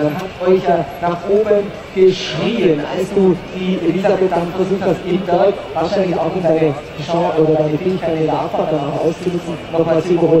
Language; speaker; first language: German; native; German